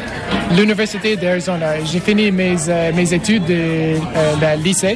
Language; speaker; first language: French; non-native, learner; English